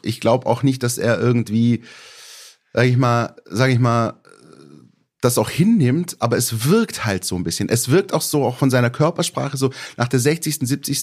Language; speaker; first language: German; native; German